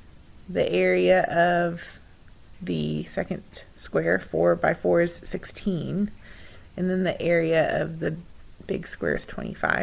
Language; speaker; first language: English; native; English